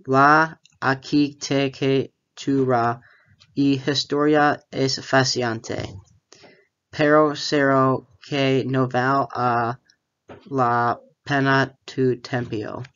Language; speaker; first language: Spanish; non-native, learner; English